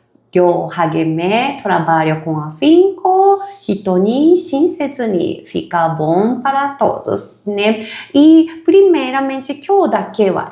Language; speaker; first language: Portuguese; non-native, fluent; Japanese